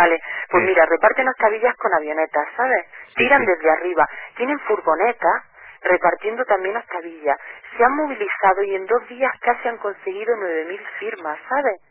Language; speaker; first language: Spanish; native; Spanish